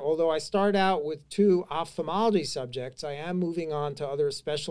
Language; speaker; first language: English; native; English